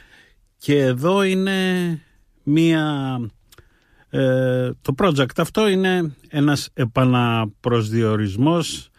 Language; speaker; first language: Greek; native; Greek